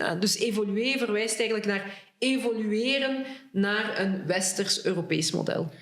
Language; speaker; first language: Dutch; early bilingual, other home language; Lingala